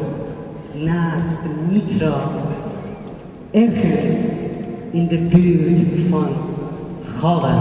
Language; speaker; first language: Dutch; non-native, fluent; Persian